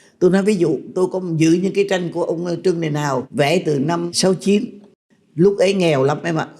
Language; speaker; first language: Vietnamese; native; Vietnamese